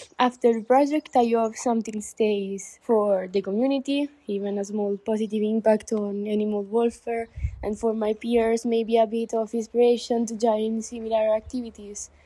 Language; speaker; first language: English; non-native, fluent; Italian